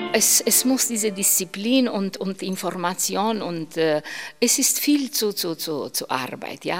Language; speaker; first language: German; non-native, fluent; Romanian